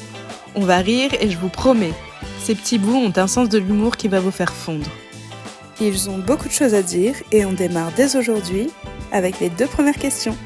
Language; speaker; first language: French; native; French